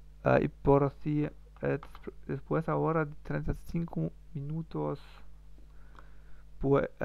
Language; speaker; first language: Spanish; non-native, learner; German